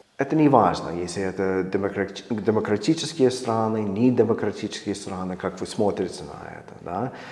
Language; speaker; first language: Russian; non-native, fluent; English